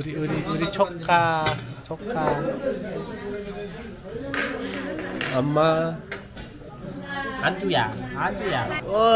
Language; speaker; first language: Korean; non-native, fluent; Nepali